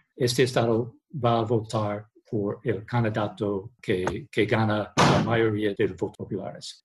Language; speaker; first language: Spanish; non-native, learner; English